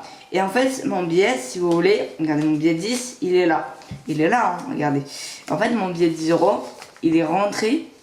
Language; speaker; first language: French; native; French